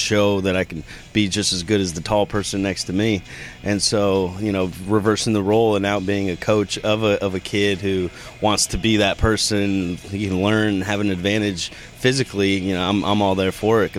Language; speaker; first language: English; early bilingual, other home language; Spanish